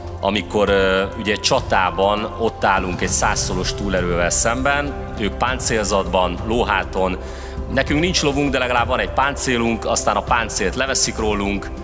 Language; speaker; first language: Hungarian; native; Hungarian